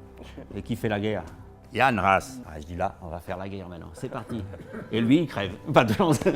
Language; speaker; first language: French; native; French